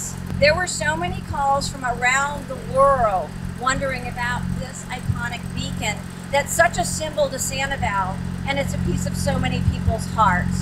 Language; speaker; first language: English; native; English